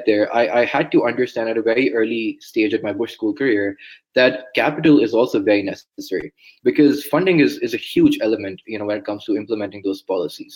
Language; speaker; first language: English; non-native, local second language; Urdu